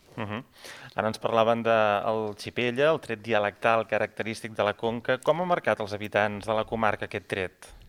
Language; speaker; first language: Catalan; native; Catalan